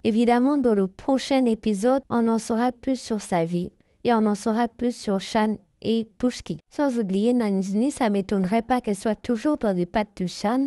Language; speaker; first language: French; native; French